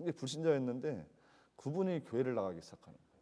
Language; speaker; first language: Korean; native; Korean